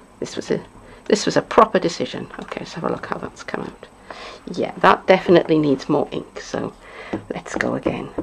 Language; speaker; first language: English; native; English